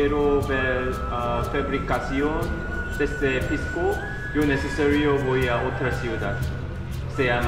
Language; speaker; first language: Spanish; non-native, learner; Korean